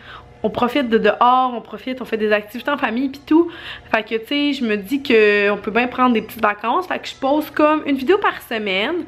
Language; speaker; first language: French; native; French